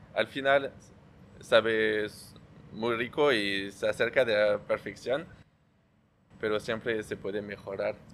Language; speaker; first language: Spanish; non-native, fluent; French